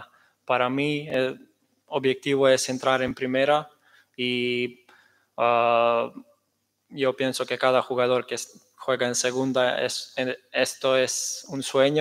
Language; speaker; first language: Spanish; non-native, fluent; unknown